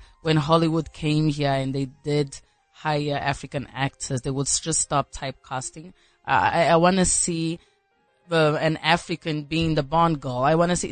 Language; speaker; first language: English; non-native, fluent; Portuguese